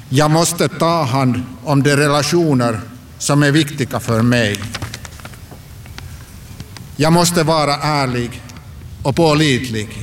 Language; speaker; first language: Swedish; non-native, local second language; Finnish